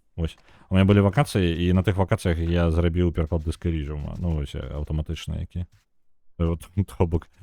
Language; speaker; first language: Belarusian; non-native, local second language; Russian